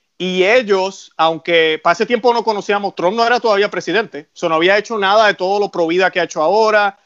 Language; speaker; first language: Spanish; native; Spanish